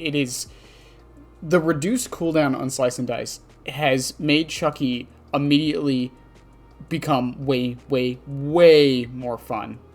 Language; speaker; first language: English; native; English